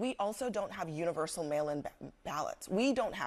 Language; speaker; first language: English; native; English